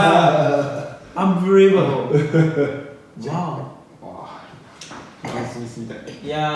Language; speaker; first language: English; non-native, learner; Japanese